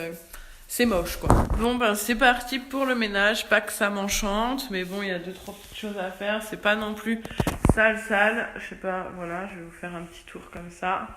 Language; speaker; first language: French; native; French